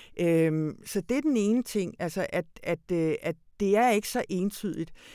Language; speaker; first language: Danish; early bilingual, other home language; Hungarian